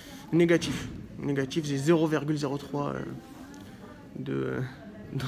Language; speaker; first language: French; native; French